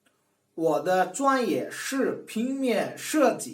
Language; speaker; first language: Chinese; non-native, learner; Bangla